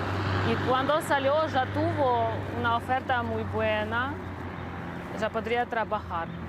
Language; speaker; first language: Spanish; non-native, learner; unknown